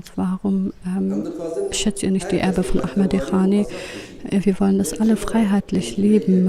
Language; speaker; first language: German; non-native, fluent; Kurdish